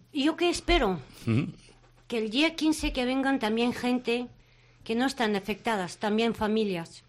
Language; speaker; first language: Spanish; non-native, fluent; Bulgarian